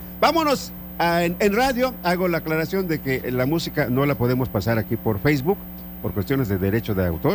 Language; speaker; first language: Spanish; native; Spanish